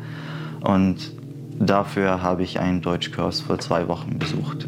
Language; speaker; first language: German; non-native, fluent; Arabic